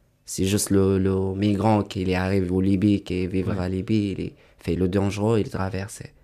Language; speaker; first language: French; non-native, learner; Arabic